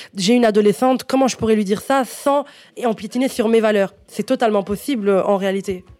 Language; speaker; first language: French; non-native, fluent; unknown